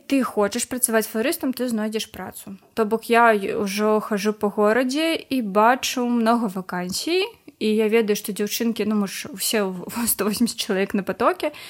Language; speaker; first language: Belarusian; non-native, local second language; Russian